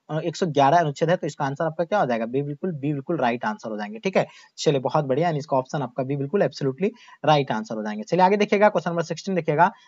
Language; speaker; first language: Hindi; native; Hindi